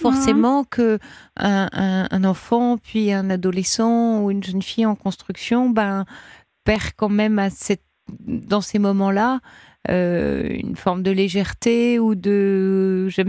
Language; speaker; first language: French; native; French